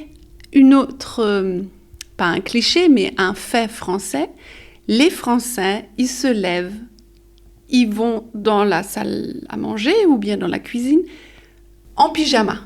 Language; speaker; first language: French; early bilingual, heritage; French